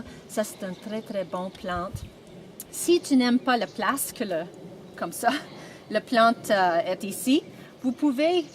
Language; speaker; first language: French; non-native, local second language; English